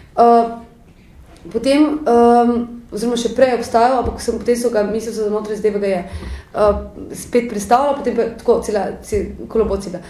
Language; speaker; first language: Slovenian; native; Slovenian